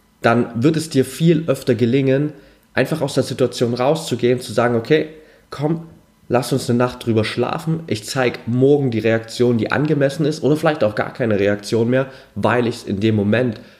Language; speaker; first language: German; native; German